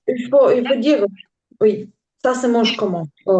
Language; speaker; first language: French; non-native, learner; Ukrainian